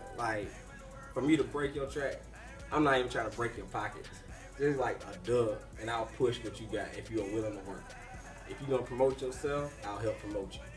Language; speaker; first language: English; native; English